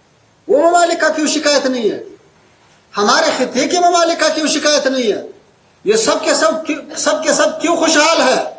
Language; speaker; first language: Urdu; non-native, fluent; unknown